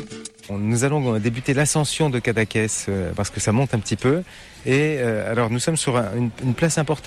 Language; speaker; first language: French; native; French